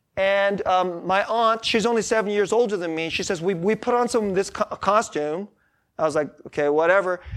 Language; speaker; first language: English; early bilingual, other home language; Korean